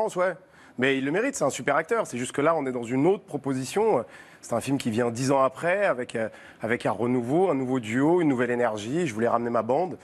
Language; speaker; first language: French; native; French